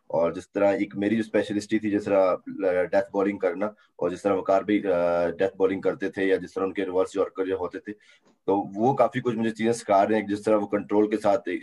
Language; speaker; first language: Urdu; native; Urdu